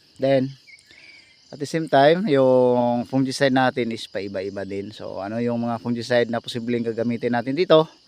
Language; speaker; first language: Filipino; non-native, local second language; Cebuano